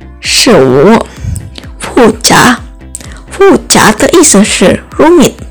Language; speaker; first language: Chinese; non-native, learner; Indonesian